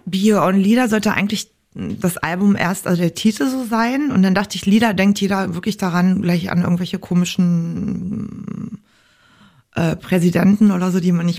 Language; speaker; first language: German; native; German